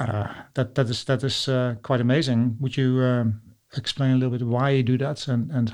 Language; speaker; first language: English; non-native, fluent; Dutch